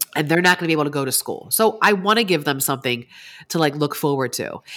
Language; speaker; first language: English; native; English